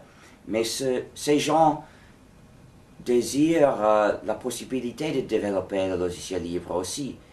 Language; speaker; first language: French; non-native, fluent; English